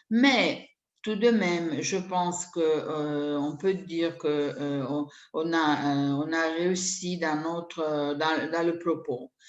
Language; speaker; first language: French; non-native, fluent; Italian